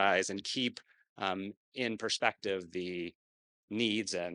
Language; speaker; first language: English; native; English